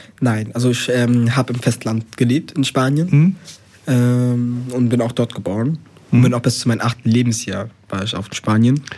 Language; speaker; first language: German; early bilingual, other home language; Spanish